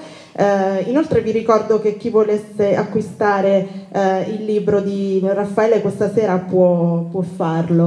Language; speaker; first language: Italian; native; Italian